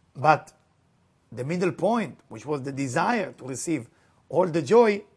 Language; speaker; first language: English; non-native, fluent; Hebrew